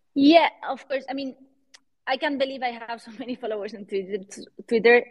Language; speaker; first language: English; non-native, fluent; Spanish